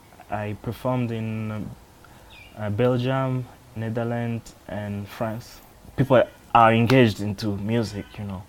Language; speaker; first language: English; non-native, learner; French